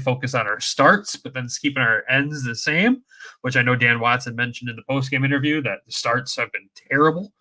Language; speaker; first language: English; native; English